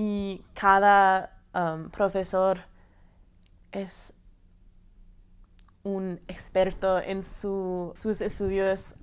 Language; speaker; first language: Spanish; non-native, fluent; English